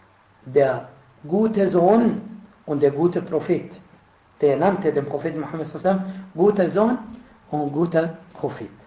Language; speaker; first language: German; non-native, fluent; Arabic